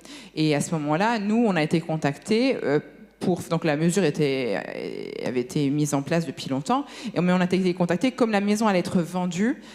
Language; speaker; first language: French; native; French